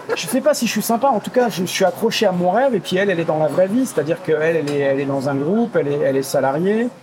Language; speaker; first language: French; native; French